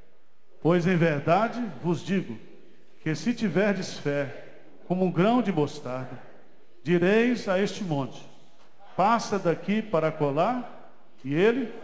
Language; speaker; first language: Portuguese; native; Portuguese